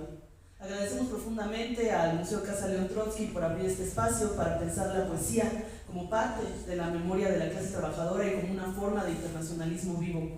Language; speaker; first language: Spanish; native; Spanish